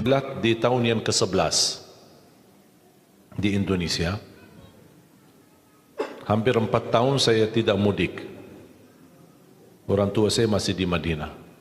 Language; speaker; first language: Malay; non-native, fluent; Arabic